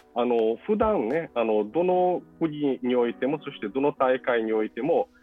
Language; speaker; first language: Japanese; non-native, fluent; Portuguese